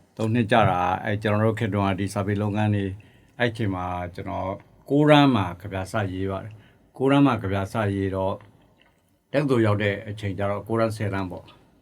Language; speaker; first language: Burmese; native; Burmese